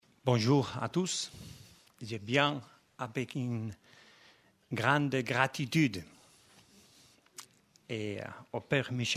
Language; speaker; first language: French; non-native, fluent; Spanish